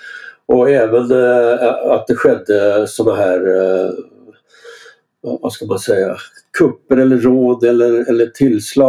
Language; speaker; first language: Swedish; native; Swedish